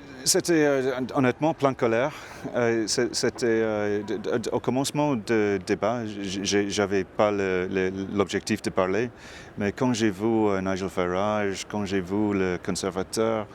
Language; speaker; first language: French; non-native, fluent; English